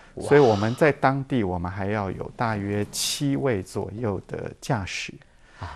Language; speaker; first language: Chinese; native; Chinese